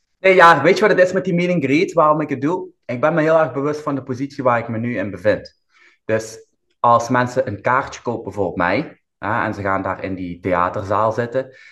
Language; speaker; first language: Dutch; native; Dutch